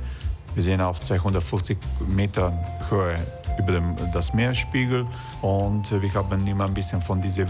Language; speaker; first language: German; non-native, fluent; Croatian